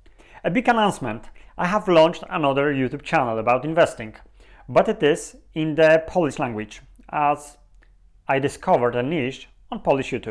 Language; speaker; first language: English; non-native, fluent; Polish